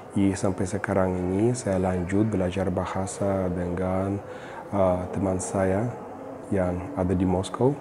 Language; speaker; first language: Indonesian; non-native, fluent; Russian